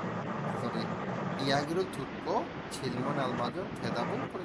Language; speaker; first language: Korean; non-native, fluent; Bangla